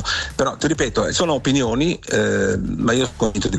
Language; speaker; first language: Italian; native; Italian